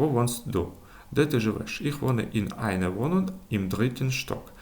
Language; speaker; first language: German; non-native, fluent; Ukrainian